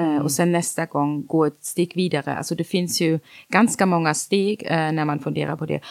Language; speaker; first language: Swedish; non-native, fluent; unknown